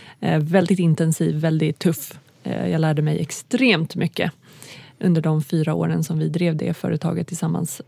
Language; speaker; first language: Swedish; native; Swedish